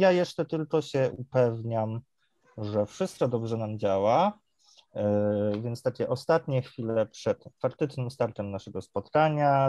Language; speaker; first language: Polish; native; Polish